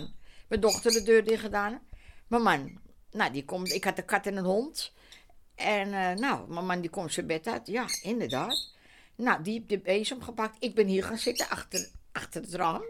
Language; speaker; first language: Dutch; native; Dutch